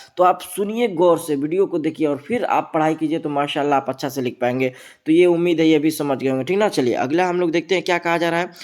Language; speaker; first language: Hindi; native; Hindi